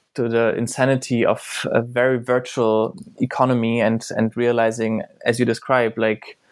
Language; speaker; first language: English; non-native, fluent; German